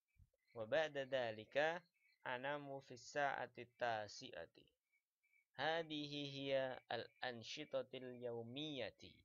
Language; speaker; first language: Arabic; non-native, fluent; Indonesian